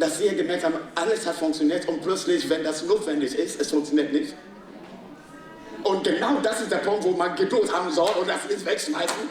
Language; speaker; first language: German; non-native, fluent; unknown